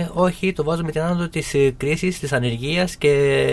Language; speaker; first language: Greek; early bilingual, other home language; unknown